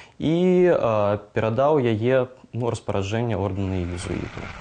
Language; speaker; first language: Belarusian; native; Belarusian